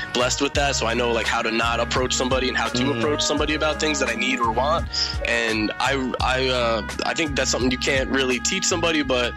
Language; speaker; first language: English; native; English